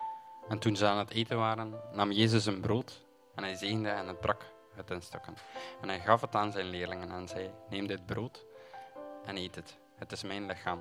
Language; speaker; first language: Dutch; native; Dutch